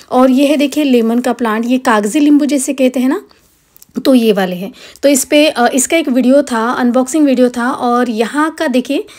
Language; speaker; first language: Hindi; non-native, local second language; Marathi